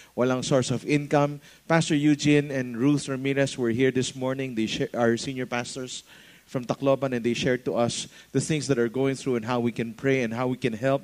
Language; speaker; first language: English; non-native, local second language; Filipino